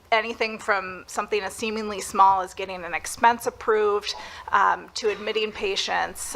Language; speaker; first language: English; native; English